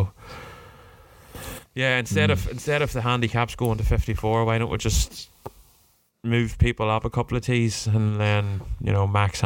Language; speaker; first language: English; native; English